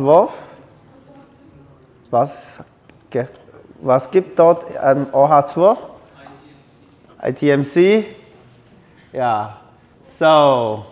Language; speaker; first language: German; non-native, learner; Chinese